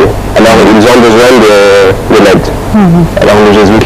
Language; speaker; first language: French; non-native, fluent; Arabic